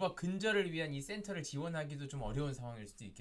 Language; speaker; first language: Korean; native; Korean